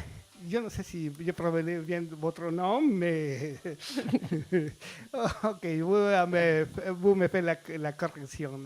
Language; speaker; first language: French; non-native, fluent; Spanish